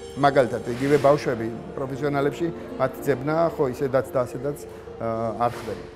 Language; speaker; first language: Georgian; native; Georgian